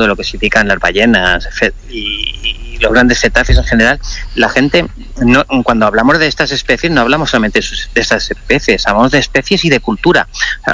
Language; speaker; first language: Spanish; non-native, local second language; Catalan